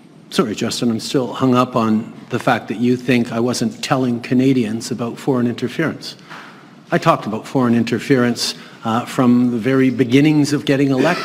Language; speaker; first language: English; early bilingual, other home language; French